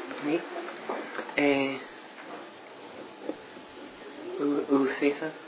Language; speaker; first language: French; non-native, learner; English